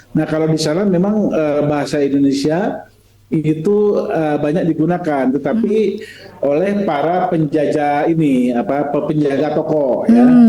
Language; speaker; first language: Indonesian; native; Indonesian